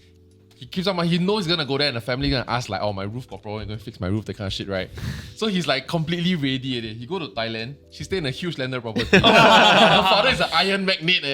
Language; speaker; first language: English; native; English